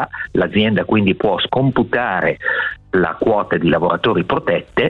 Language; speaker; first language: Italian; native; Italian